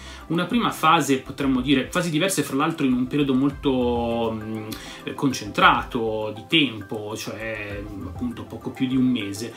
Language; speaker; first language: Italian; native; Italian